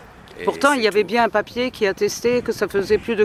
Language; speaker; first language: French; native; French